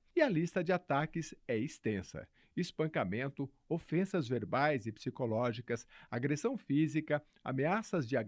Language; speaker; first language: Portuguese; native; Portuguese